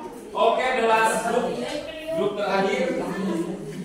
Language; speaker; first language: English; non-native, fluent; Indonesian